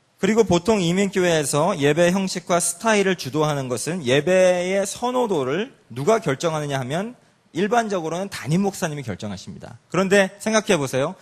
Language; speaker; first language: Korean; early bilingual, other home language; English